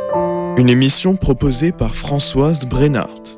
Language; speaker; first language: French; native; French